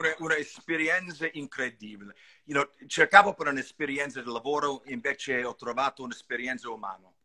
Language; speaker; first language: Italian; non-native, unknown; English